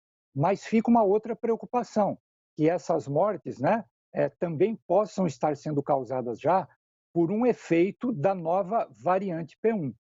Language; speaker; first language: Portuguese; native; Portuguese